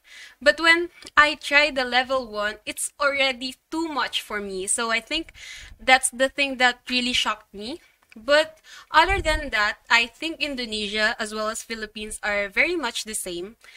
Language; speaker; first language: English; non-native, local second language; Filipino